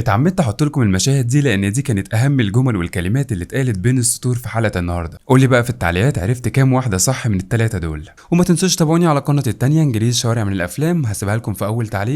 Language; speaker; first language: Arabic; native; Arabic